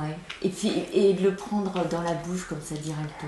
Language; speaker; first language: French; native; French